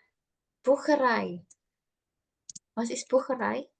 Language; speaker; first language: German; non-native, fluent; Indonesian